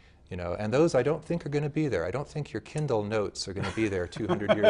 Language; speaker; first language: English; native; English